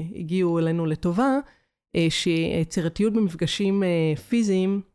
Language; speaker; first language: Hebrew; native; Hebrew